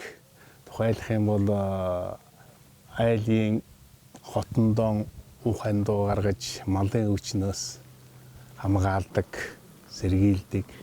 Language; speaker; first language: Mongolian; native; Mongolian